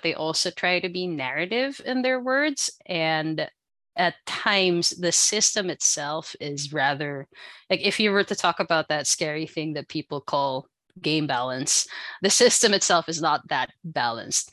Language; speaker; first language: English; non-native, local second language; Filipino